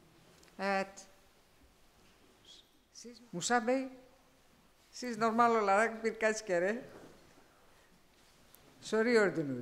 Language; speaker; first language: Turkish; non-native, fluent; Greek